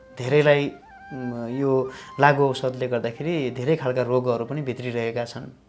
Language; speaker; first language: Nepali; native; Nepali